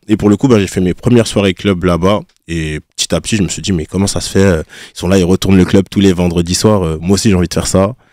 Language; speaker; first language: French; early bilingual, other home language; Lingala